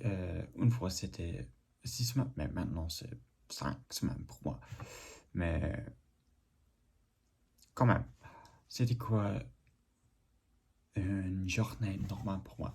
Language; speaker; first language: French; non-native, learner; English